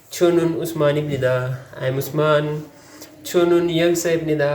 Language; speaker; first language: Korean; non-native, learner; Urdu